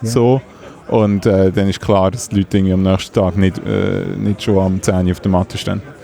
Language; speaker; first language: German; native; German